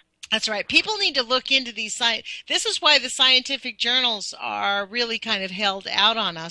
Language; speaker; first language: English; native; English